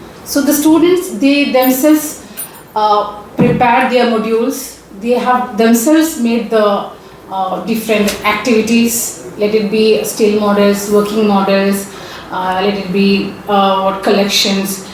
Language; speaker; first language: English; non-native, local second language; Malayalam